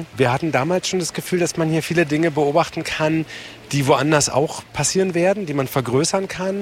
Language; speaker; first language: German; native; German